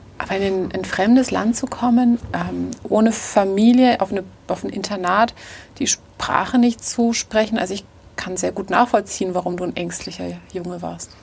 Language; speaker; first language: German; native; German